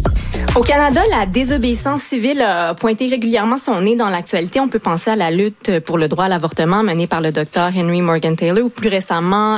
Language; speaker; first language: French; native; French